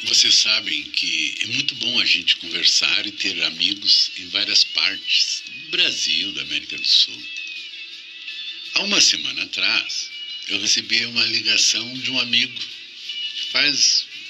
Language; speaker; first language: Portuguese; native; Portuguese